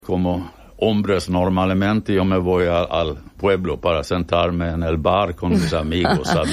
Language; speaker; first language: Spanish; non-native, fluent; Swedish